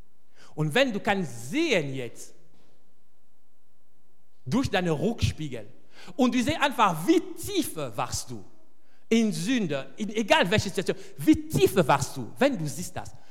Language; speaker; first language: German; non-native, fluent; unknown